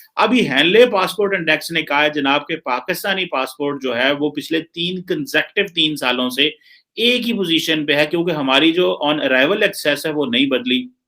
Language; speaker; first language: Urdu; non-native, local second language; Punjabi